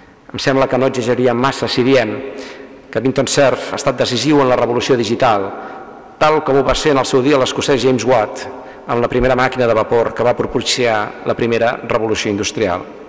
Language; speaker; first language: Catalan; native; Catalan